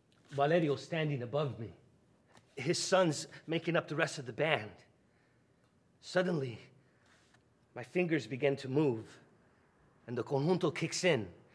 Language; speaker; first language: English; early bilingual, other home language; Spanish